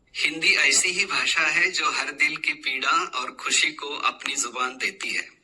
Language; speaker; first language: Hindi; non-native, local second language; Marathi